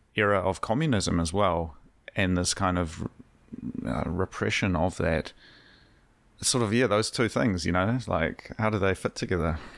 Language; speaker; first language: English; native; English